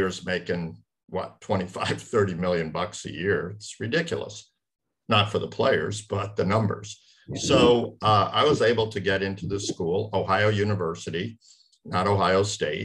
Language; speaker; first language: English; native; English